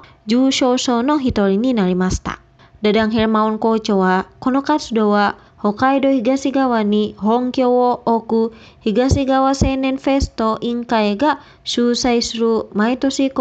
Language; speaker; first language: Japanese; non-native, fluent; Indonesian